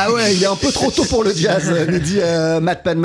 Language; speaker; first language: French; native; French